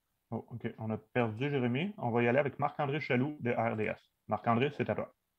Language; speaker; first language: French; native; French